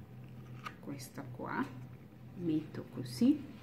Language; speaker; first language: Italian; non-native, learner; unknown